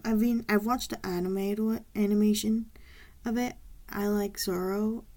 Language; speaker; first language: English; native; English